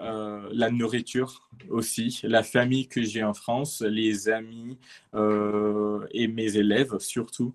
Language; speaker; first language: French; non-native, fluent; English